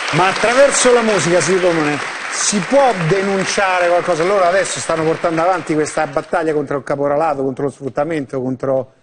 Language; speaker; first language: Italian; native; Italian